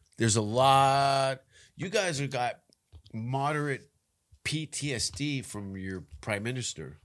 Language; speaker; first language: English; native; English